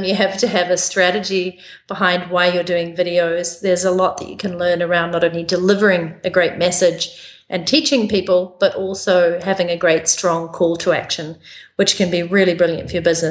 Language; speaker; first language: English; native; English